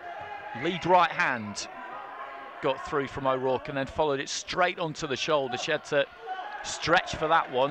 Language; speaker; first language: English; native; English